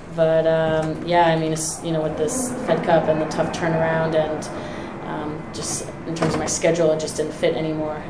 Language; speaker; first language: English; native; English